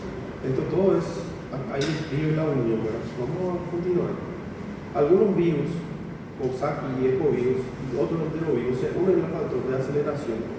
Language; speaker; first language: Spanish; native; Spanish